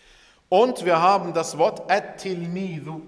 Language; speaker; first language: German; early bilingual, other home language; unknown